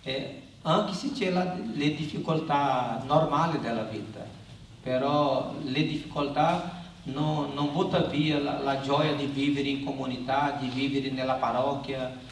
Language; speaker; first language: Italian; non-native, learner; Portuguese